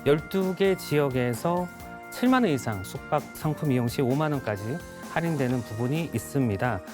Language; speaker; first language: Korean; native; Korean